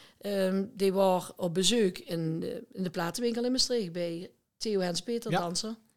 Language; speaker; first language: Dutch; native; Dutch